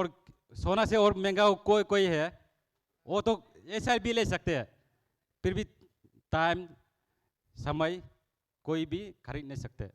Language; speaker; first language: Hindi; non-native, local second language; Kok Borok